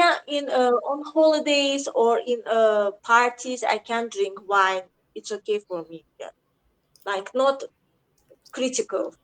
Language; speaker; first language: English; non-native, learner; Azerbaijani